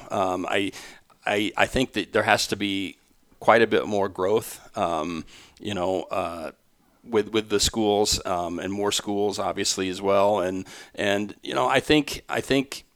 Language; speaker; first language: English; native; English